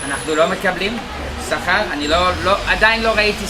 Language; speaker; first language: Hebrew; non-native, fluent; English